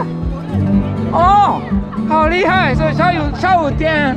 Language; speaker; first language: Chinese; non-native, learner; Japanese